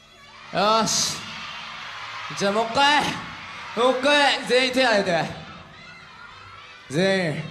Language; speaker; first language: Japanese; native; Japanese